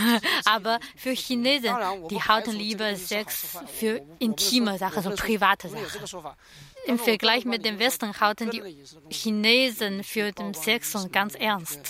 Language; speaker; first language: German; non-native, learner; Chinese